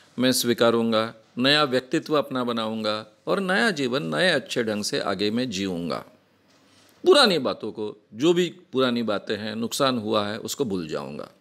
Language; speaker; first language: Hindi; non-native, local second language; Marathi